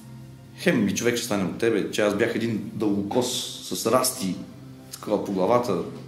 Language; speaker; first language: Bulgarian; native; Bulgarian